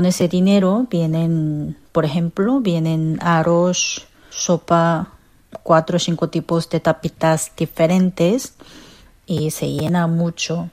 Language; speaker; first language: Spanish; non-native, fluent; Korean